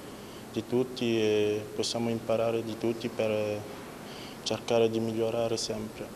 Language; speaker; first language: Italian; non-native, fluent; French